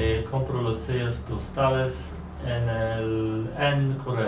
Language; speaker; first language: Spanish; non-native, learner; Polish